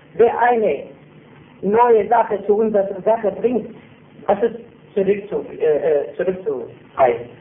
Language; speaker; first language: German; non-native, fluent; Turkish